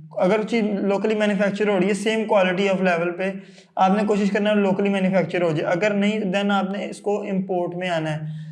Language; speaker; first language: Urdu; non-native, local second language; Punjabi